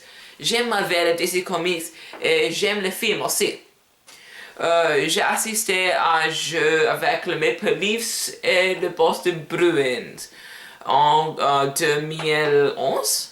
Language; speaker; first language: French; non-native, learner; English